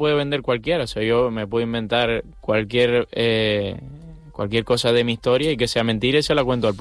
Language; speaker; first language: Spanish; native; Spanish